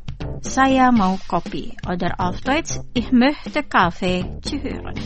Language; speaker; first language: German; non-native, fluent; Indonesian